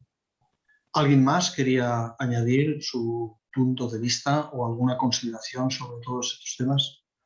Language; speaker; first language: Spanish; native; Spanish